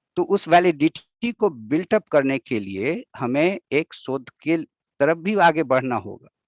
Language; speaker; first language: Hindi; native; Hindi